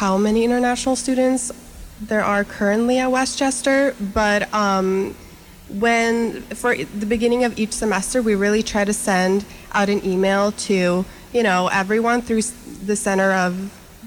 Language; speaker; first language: English; non-native, fluent; Norwegian